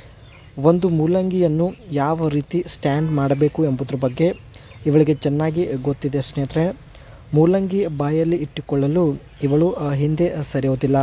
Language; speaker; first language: Kannada; native; Kannada